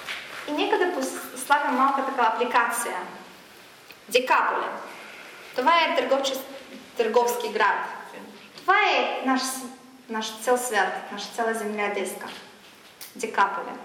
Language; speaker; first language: Bulgarian; non-native, fluent; Russian